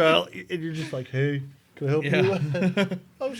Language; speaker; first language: English; native; English